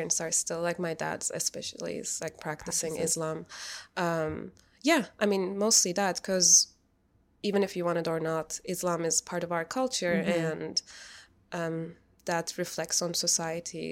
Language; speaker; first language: English; non-native, fluent; Turkish